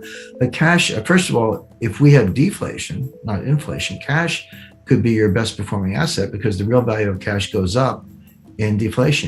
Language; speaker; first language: English; native; English